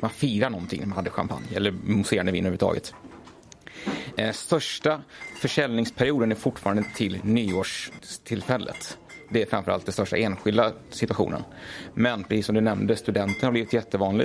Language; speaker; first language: Swedish; native; Swedish